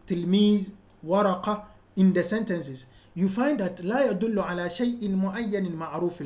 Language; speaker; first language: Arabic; non-native, fluent; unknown